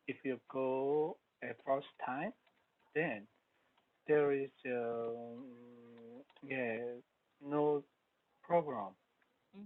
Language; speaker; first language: English; non-native, learner; Korean